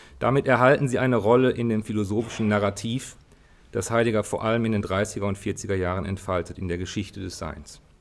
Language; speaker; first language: German; native; German